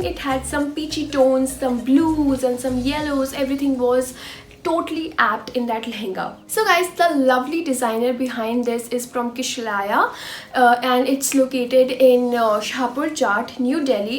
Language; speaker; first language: English; non-native, local second language; Hindi